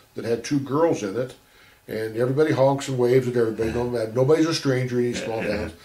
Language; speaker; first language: English; native; English